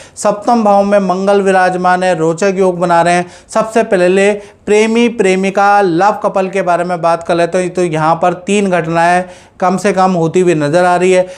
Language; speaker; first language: Hindi; non-native, local second language; Gujarati